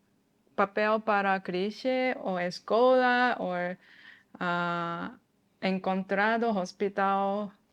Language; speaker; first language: Portuguese; non-native, learner; Japanese